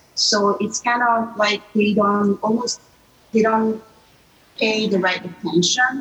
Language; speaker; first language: English; non-native, fluent; Italian